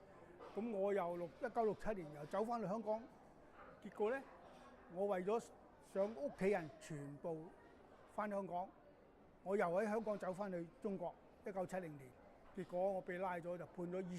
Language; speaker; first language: Cantonese; native; Cantonese